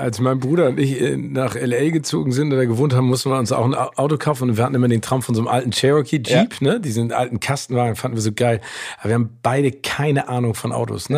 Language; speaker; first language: German; native; German